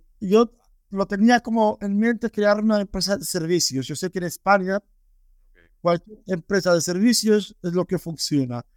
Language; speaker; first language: Spanish; non-native, fluent; Romanian